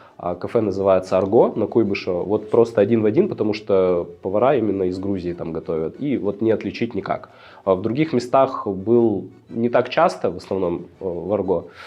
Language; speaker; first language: Russian; native; Russian